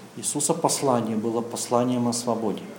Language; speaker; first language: Czech; non-native, learner; Russian